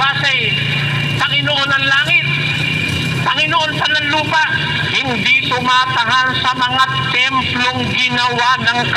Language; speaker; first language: Filipino; native; Filipino